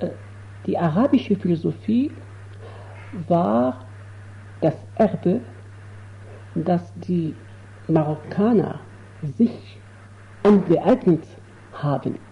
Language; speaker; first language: German; non-native, fluent; Arabic